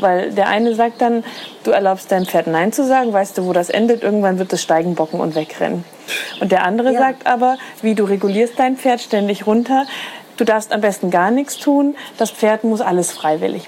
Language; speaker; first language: German; native; German